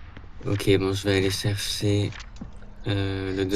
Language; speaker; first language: French; native; French